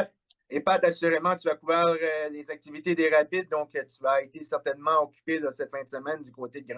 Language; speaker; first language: French; native; French